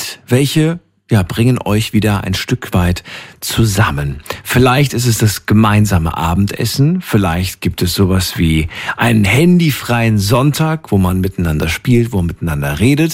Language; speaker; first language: German; native; German